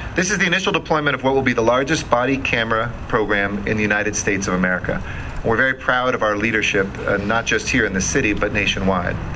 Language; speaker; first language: English; native; English